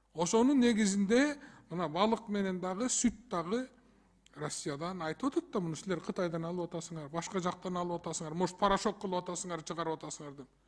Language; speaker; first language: Kyrgyz; native; Kyrgyz